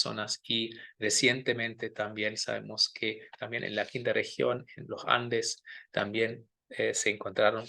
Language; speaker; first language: Spanish; non-native, fluent; German